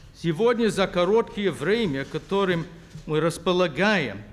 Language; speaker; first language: Russian; non-native, fluent; English